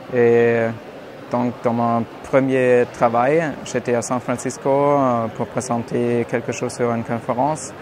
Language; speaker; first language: French; non-native, fluent; German